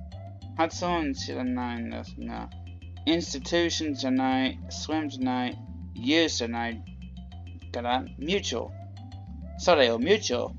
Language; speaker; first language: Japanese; non-native, learner; English